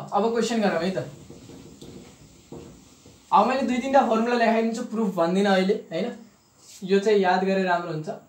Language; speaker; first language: Nepali; native; Nepali